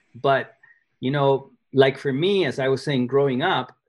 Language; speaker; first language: English; non-native, fluent; Spanish